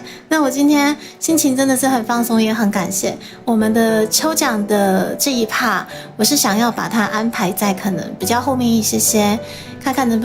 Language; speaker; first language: Chinese; native; Chinese